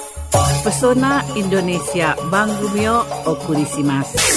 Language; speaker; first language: Japanese; non-native, fluent; Indonesian